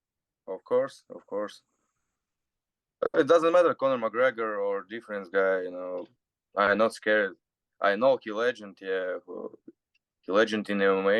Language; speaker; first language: English; non-native, learner; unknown